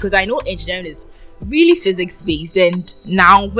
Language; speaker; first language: English; non-native, local second language; Akan